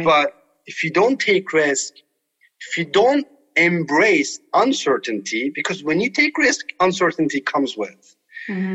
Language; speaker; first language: English; non-native, fluent; Turkish